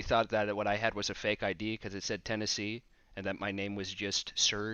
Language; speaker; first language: English; native; English